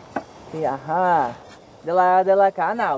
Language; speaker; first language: Vietnamese; non-native, learner; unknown